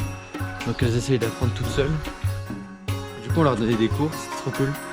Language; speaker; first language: French; native; French